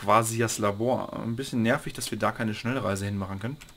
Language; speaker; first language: German; native; German